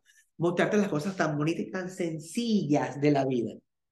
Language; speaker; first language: Spanish; native; Spanish